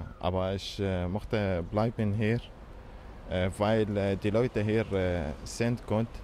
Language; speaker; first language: German; non-native, learner; Arabic